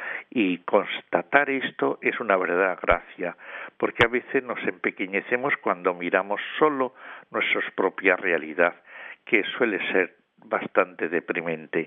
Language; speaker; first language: Spanish; native; Spanish